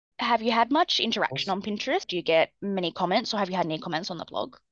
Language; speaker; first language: English; native; English